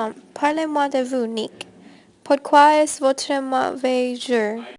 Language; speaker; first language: French; non-native, learner; English